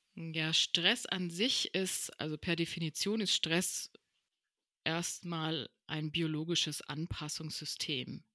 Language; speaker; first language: German; early bilingual, other home language; Spanish